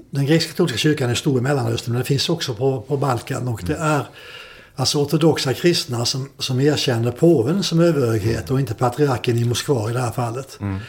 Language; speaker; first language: Swedish; native; Swedish